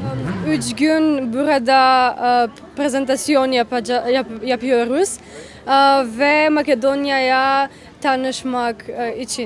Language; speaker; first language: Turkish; non-native, learner; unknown